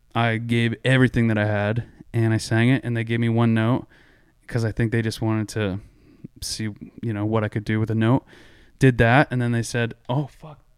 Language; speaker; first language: English; native; English